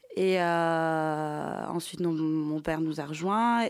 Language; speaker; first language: French; early bilingual, other home language; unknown